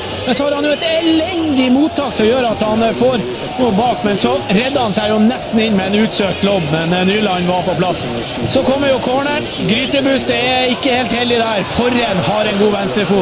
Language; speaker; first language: Norwegian; native; Norwegian